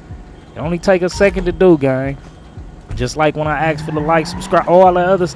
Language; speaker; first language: English; native; English